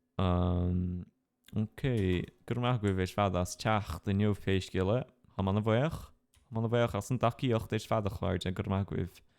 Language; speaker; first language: Irish; non-native, local second language; English